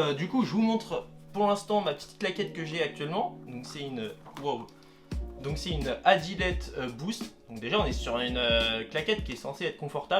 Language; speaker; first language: French; native; French